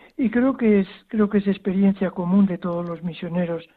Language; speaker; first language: Spanish; native; Spanish